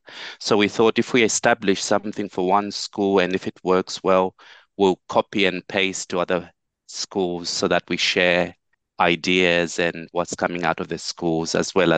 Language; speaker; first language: English; non-native, local second language; Bemba